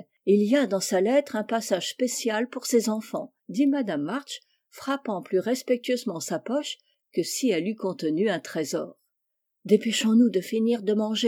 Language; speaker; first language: French; native; French